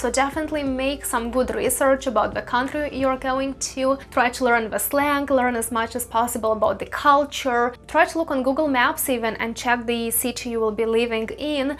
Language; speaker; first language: English; non-native, fluent; Russian